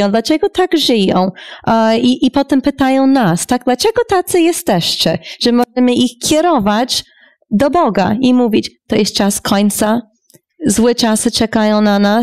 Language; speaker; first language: Polish; non-native, fluent; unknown